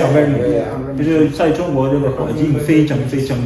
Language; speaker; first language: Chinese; non-native, learner; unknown